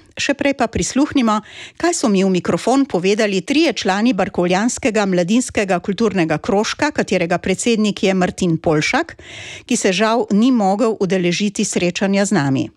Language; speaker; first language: Slovenian; native; Slovenian